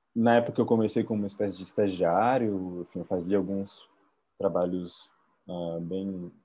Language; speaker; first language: Portuguese; native; Portuguese